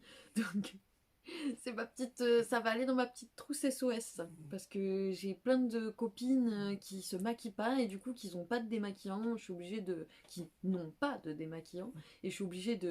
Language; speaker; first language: French; native; French